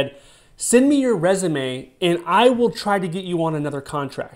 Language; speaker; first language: English; native; English